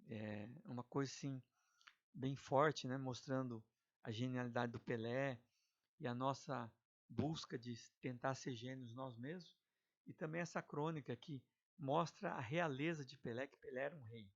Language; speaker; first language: Portuguese; native; Portuguese